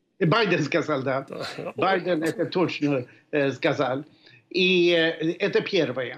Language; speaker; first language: Russian; non-native, fluent; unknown